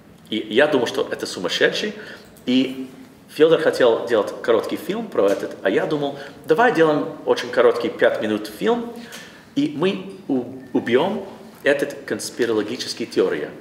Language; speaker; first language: Russian; non-native, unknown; English